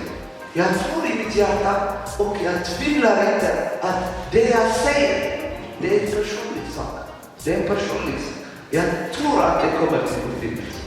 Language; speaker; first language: Swedish; non-native, fluent; Tigrinya